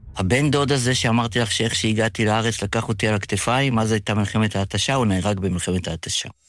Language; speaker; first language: Hebrew; early bilingual, other home language; Yiddish